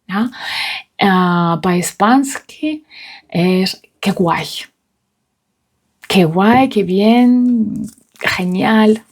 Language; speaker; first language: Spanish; non-native, fluent; Russian